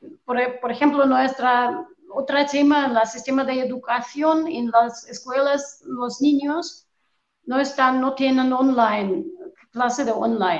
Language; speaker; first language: Spanish; non-native, fluent; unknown